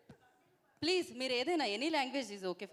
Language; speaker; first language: Telugu; native; Telugu